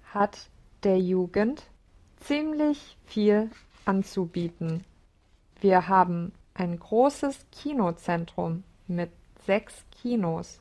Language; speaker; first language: German; non-native, learner; English